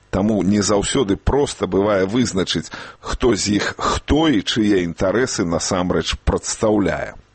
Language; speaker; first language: Belarusian; native; Belarusian